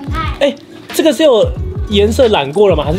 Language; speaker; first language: Chinese; native; Chinese